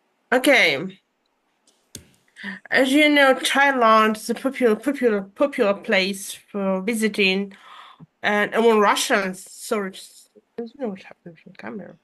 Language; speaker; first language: English; non-native, fluent; Russian